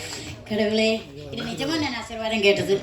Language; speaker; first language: Tamil; non-native, learner; Malayalam